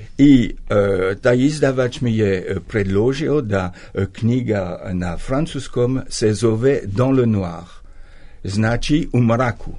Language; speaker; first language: Serbian; non-native, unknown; French